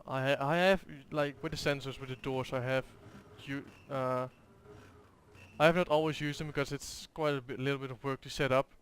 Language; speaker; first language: English; non-native, fluent; Dutch